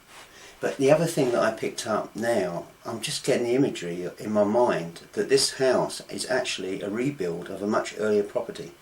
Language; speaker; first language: English; native; English